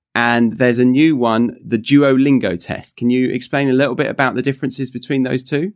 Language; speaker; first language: English; native; English